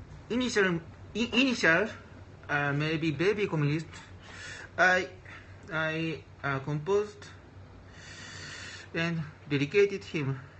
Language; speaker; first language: English; non-native, learner; Japanese